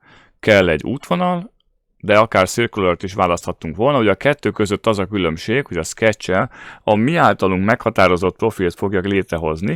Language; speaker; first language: Hungarian; native; Hungarian